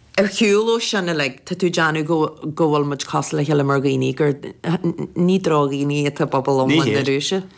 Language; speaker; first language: Irish; native; Irish